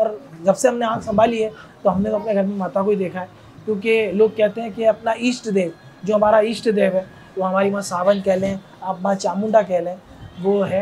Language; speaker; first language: Urdu; non-native, local second language; Gujarati